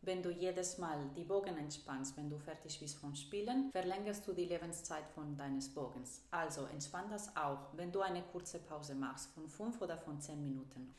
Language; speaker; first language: German; non-native, fluent; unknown